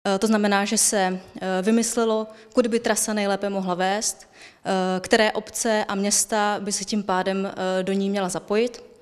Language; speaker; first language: Czech; native; Czech